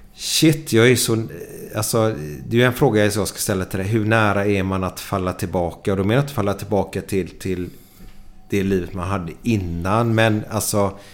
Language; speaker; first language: Swedish; native; Swedish